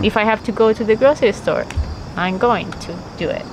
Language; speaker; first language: English; non-native, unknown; Spanish